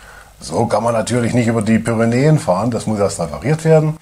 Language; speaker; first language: German; native; German